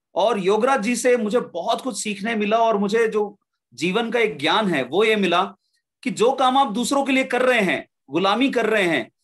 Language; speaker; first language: Hindi; native; Hindi